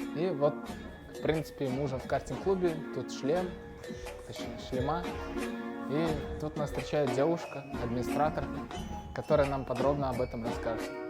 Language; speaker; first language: Russian; non-native, fluent; Turkmen